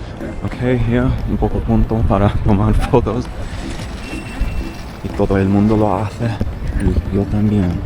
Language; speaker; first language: Spanish; non-native, learner; English